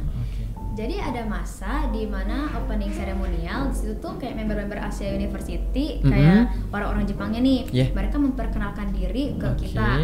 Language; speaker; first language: Indonesian; native; Indonesian